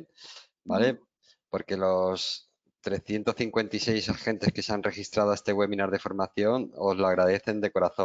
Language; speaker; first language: Spanish; native; Spanish